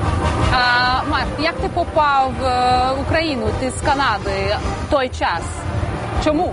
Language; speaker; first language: Ukrainian; non-native, fluent; Hungarian